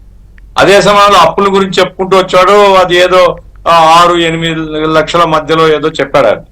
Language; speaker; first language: Telugu; native; Telugu